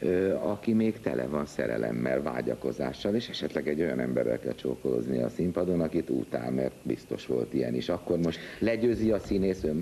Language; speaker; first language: Hungarian; native; Hungarian